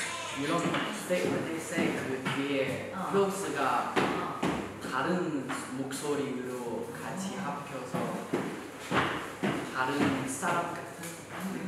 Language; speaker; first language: Korean; non-native, learner; Chinese